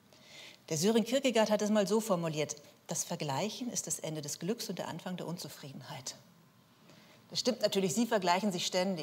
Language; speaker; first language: German; native; German